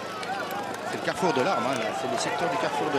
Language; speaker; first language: French; native; French